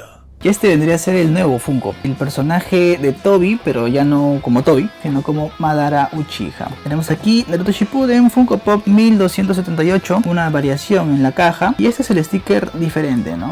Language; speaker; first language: Spanish; native; Spanish